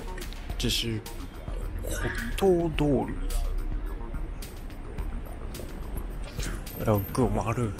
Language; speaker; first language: Chinese; non-native, learner; Japanese